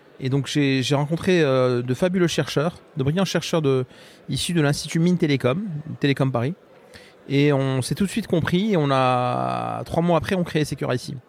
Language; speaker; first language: French; non-native, local second language; Arabic